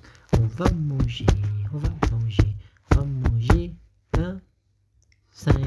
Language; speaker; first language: French; native; French